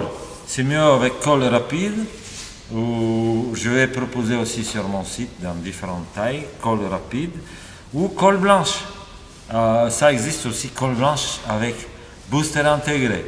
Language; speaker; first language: French; non-native, fluent; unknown